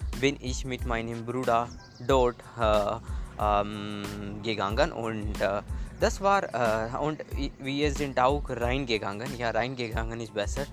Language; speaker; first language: German; non-native, learner; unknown